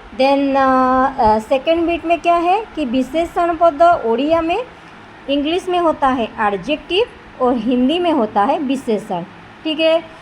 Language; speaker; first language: Hindi; non-native, local second language; Odia